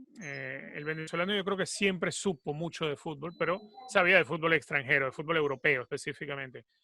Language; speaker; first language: Spanish; native; Spanish